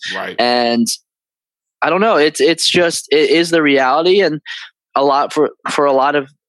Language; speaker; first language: English; early bilingual, other home language; Filipino